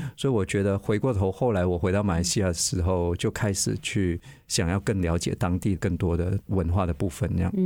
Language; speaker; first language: Chinese; native; Chinese